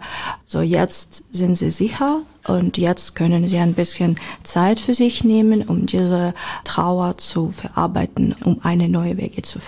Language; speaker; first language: German; non-native, learner; Ukrainian